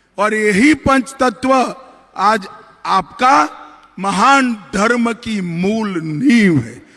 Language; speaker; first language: Hindi; non-native, local second language; Gujarati